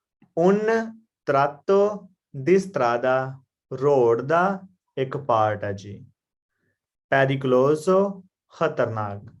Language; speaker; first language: Italian; non-native, learner; Punjabi